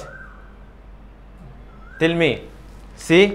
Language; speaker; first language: English; non-native, learner; Arabic